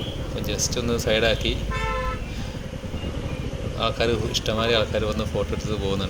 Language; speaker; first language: Malayalam; native; Malayalam